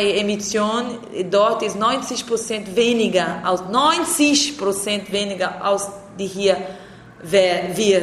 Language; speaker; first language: German; non-native, learner; Portuguese